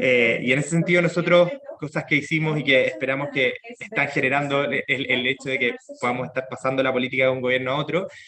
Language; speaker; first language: Spanish; native; Spanish